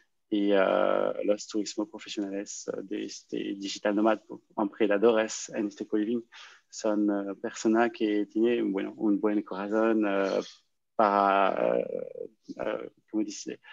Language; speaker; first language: Spanish; non-native, learner; French